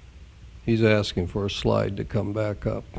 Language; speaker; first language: English; native; English